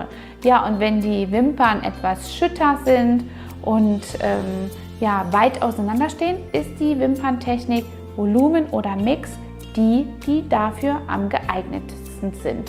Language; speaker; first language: German; native; German